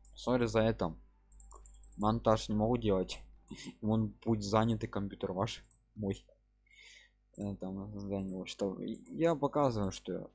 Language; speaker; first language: Russian; non-native, local second language; Ukrainian